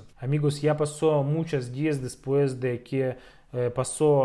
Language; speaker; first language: Spanish; non-native, fluent; Russian